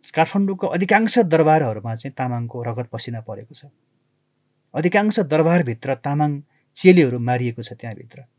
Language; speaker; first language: Nepali; native; Nepali